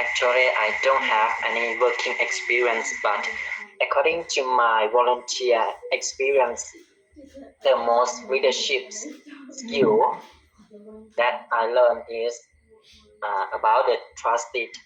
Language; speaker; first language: English; non-native, learner; Khmer